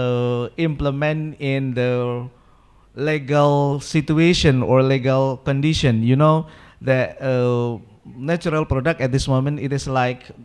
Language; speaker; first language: English; non-native, local second language; Indonesian